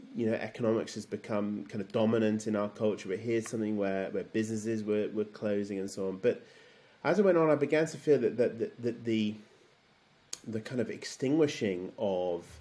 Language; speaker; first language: English; native; English